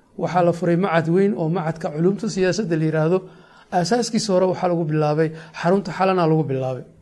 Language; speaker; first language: Somali; native; Somali